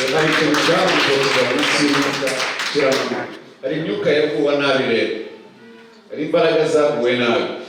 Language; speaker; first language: Kinyarwanda; early bilingual, heritage; Kinyarwanda